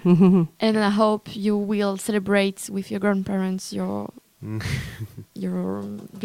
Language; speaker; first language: English; non-native, learner; French